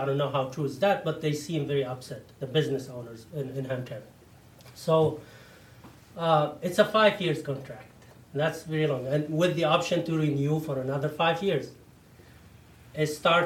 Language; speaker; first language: English; non-native, fluent; Arabic